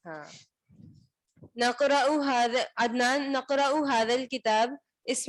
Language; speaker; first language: Arabic; non-native, learner; Urdu